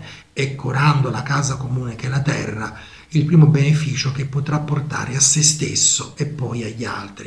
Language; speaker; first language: Italian; native; Italian